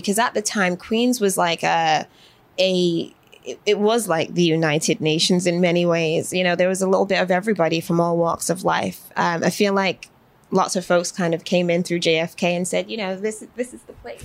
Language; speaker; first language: English; native; English